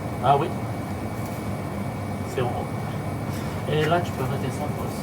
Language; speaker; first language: French; non-native, local second language; Chinese